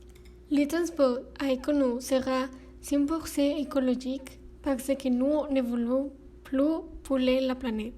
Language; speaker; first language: French; non-native, learner; Spanish